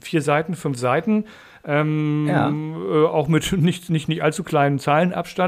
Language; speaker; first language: German; native; German